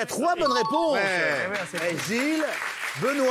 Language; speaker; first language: French; native; French